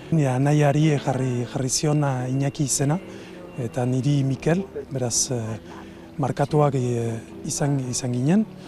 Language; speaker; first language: Basque; non-native, fluent; Spanish